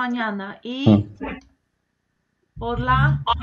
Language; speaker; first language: Spanish; non-native, fluent; Polish